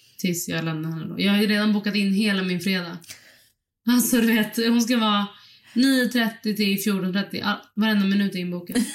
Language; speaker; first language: Swedish; early bilingual, other home language; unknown